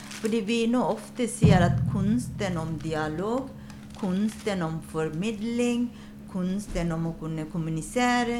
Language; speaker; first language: Norwegian; non-native, fluent; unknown